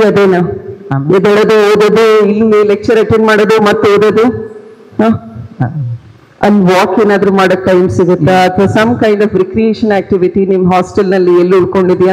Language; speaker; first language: Kannada; native; Kannada